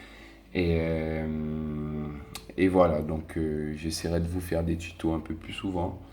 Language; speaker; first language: French; native; French